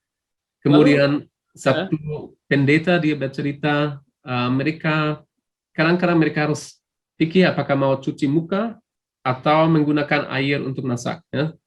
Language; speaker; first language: Indonesian; non-native, fluent; German